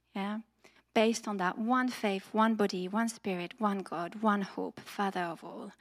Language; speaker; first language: English; non-native, fluent; French